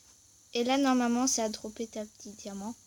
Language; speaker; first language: French; native; French